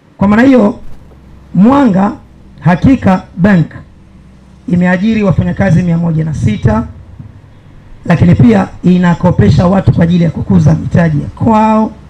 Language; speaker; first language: Swahili; native; Swahili